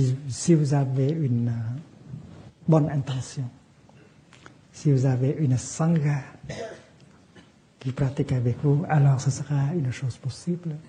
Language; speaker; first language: French; non-native, fluent; Vietnamese